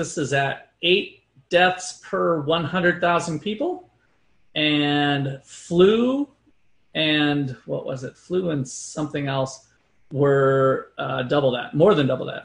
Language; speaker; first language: English; native; English